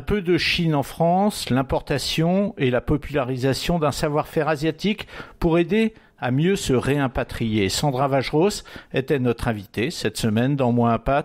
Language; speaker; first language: French; native; French